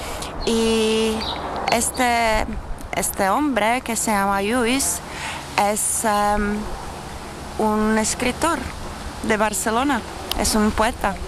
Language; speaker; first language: Spanish; non-native, learner; Czech